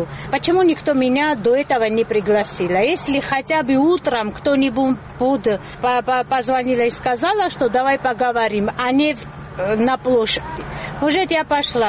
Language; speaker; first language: Russian; non-native, local second language; Georgian